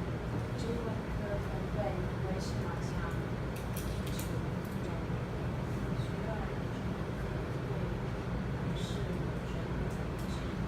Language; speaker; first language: Chinese; non-native, learner; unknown